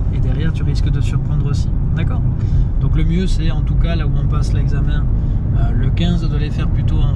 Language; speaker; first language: French; native; French